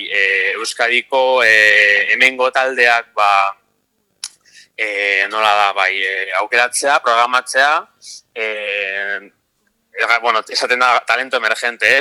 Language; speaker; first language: Basque; non-native, local second language; Spanish